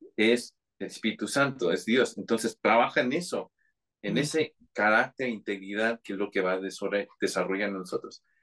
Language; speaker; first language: Spanish; non-native, fluent; English